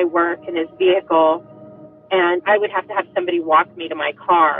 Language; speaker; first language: English; native; English